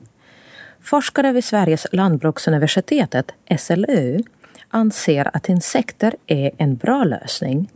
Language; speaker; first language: Swedish; non-native, fluent; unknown